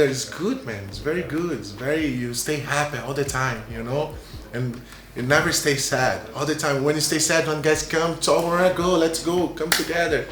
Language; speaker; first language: English; non-native, learner; Portuguese